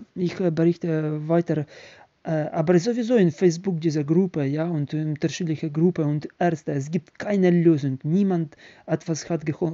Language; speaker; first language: German; non-native, learner; Ukrainian